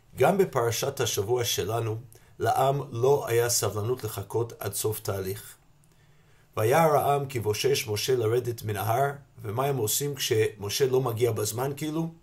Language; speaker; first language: Hebrew; non-native, fluent; English